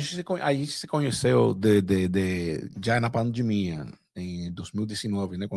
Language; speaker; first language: Portuguese; non-native, fluent; Spanish